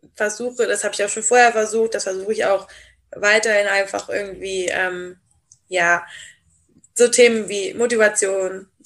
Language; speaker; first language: German; native; German